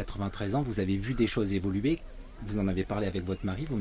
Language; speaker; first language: French; native; French